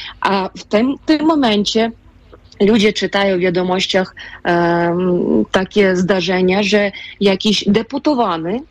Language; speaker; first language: Polish; non-native, fluent; Ukrainian